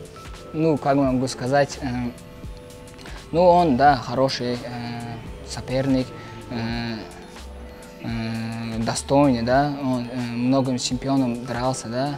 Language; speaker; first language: Russian; non-native, local second language; Uzbek